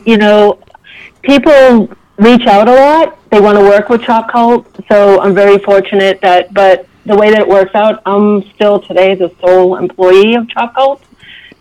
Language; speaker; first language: English; native; English